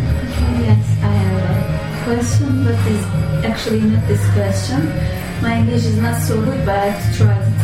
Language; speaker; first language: English; non-native, learner; Turkish